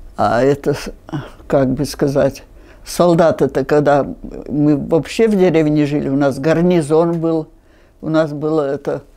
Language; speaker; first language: Russian; non-native, local second language; Finnish